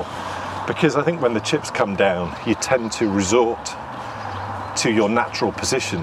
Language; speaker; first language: English; native; English